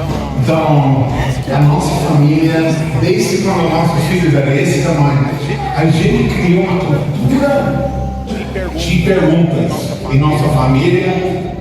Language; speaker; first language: Portuguese; non-native, fluent; English